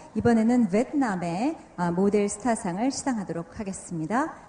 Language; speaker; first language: Korean; native; Korean